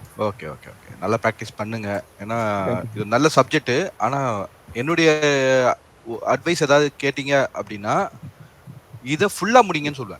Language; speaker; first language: Tamil; native; Tamil